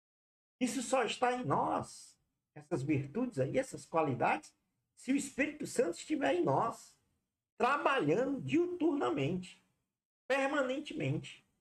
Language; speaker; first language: Portuguese; native; Portuguese